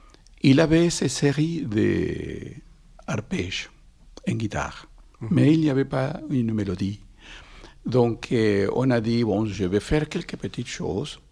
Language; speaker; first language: French; non-native, fluent; Spanish